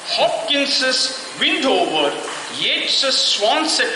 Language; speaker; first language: English; non-native, local second language; Kannada